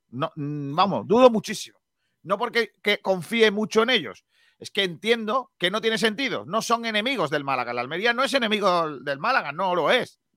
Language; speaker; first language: Spanish; native; Spanish